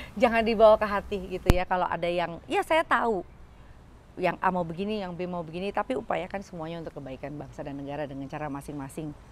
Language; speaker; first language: Indonesian; native; Indonesian